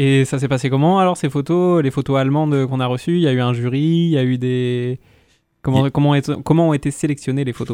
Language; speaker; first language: French; native; French